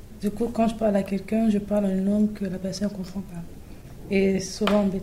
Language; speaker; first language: French; early bilingual, other home language; Duala